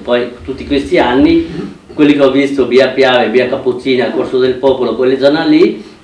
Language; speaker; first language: Italian; non-native, fluent; Bangla